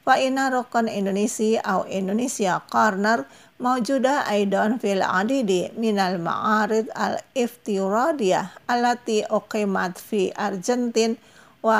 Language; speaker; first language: Arabic; non-native, fluent; Indonesian